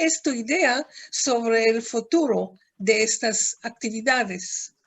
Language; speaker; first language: Spanish; non-native, fluent; Hebrew